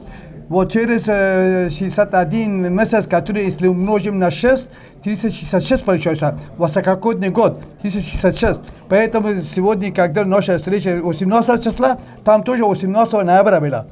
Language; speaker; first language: Russian; non-native, learner; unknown